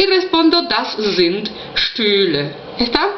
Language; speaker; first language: German; non-native, fluent; Spanish